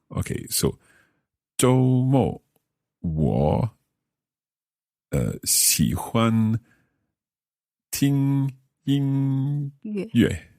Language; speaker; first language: Chinese; non-native, learner; English